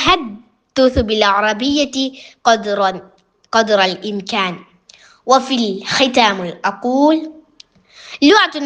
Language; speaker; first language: Arabic; non-native, learner; Malayalam